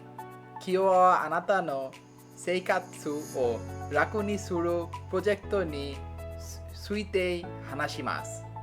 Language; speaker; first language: Japanese; non-native, learner; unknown